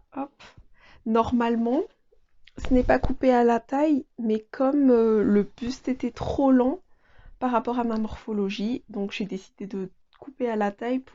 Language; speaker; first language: French; native; French